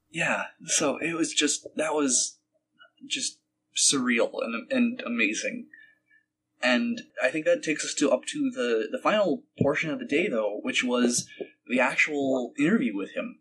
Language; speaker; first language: English; native; English